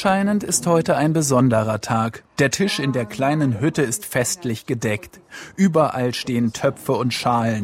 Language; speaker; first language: German; native; German